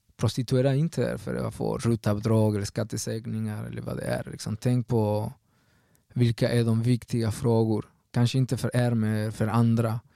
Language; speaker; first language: Swedish; non-native, fluent; Spanish